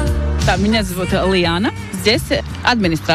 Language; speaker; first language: Russian; non-native, local second language; Latvian